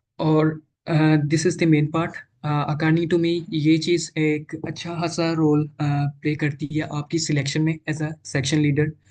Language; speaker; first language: Urdu; non-native, local second language; Punjabi